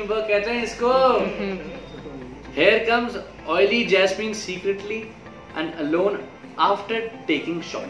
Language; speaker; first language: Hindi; non-native, local second language; Punjabi